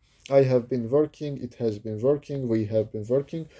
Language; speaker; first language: English; non-native, fluent; Azerbaijani